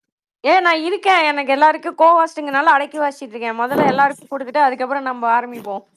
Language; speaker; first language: Tamil; native; Tamil